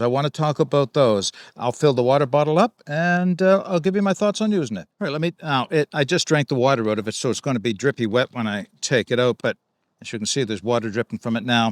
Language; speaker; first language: English; native; English